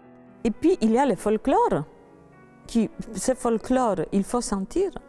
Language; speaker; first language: French; non-native, fluent; Polish